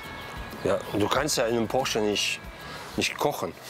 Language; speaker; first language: German; native; German